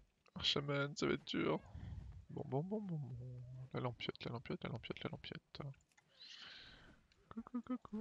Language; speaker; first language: French; native; French